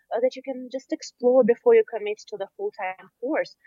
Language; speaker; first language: English; non-native, fluent; Russian